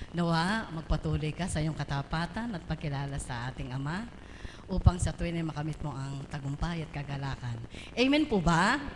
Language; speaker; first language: Filipino; native; Filipino